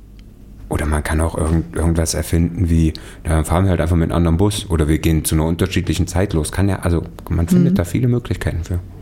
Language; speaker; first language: German; native; German